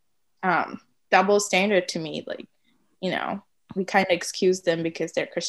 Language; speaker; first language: English; non-native, local second language; Tamil